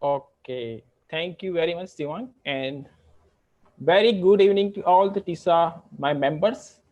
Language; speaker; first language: English; non-native, local second language; Gujarati